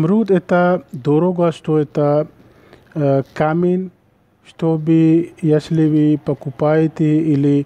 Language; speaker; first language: Russian; non-native, learner; Urdu